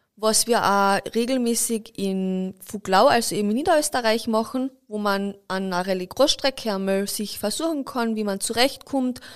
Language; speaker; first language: German; native; German